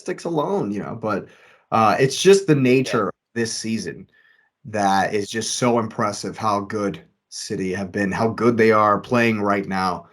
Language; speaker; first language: English; native; English